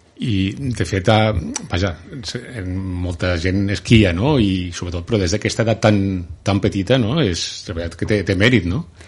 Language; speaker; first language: Catalan; native; Catalan